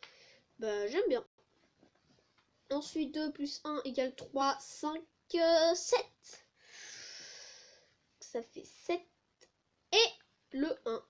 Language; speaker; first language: French; native; French